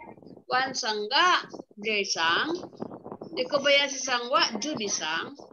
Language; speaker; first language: Japanese; non-native, fluent; Filipino